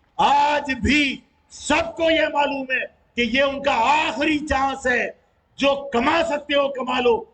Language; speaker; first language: Urdu; native; Urdu